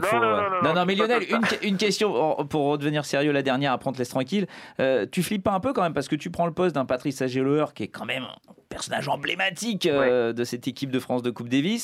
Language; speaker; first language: French; native; French